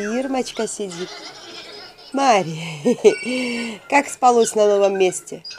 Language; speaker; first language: Russian; native; Russian